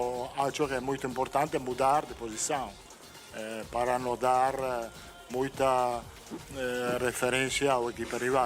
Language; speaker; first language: Portuguese; non-native, fluent; Italian